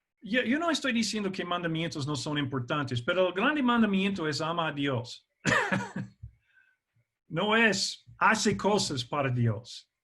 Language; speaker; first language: Spanish; non-native, fluent; English